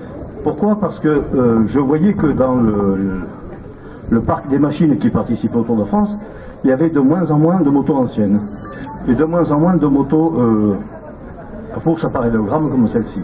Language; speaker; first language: French; native; French